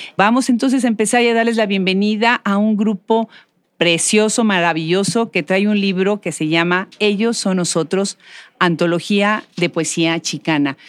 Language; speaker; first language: Spanish; native; Spanish